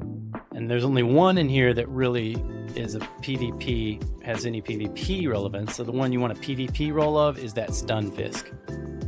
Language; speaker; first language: English; native; English